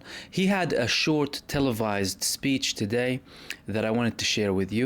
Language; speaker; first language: English; non-native, fluent; Arabic